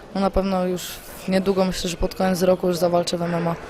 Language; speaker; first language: Polish; native; Polish